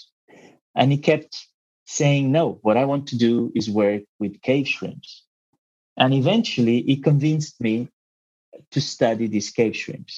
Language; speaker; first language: English; non-native, fluent; Portuguese